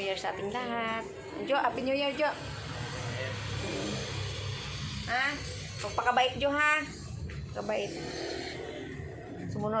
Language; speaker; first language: Filipino; non-native, local second language; Cebuano